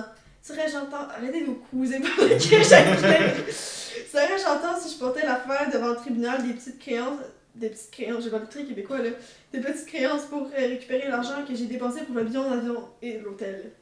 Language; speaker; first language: French; native; French